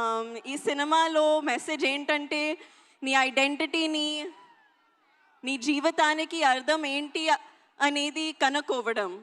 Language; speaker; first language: Telugu; non-native, learner; Hindi